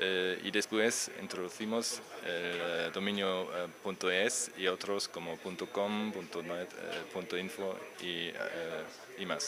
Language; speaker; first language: Spanish; non-native, learner; German